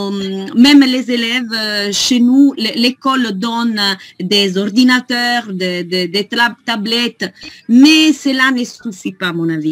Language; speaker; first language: French; non-native, fluent; Italian